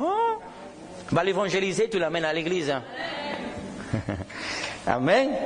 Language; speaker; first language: French; non-native, fluent; Spanish